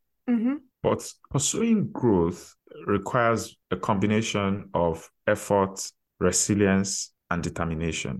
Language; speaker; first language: English; non-native, local second language; Yoruba